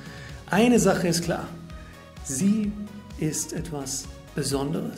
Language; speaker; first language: German; native; German